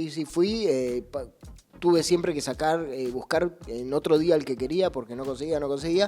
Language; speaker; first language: Spanish; native; Spanish